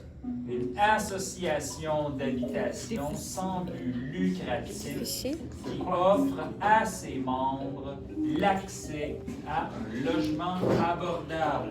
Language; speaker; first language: French; native; French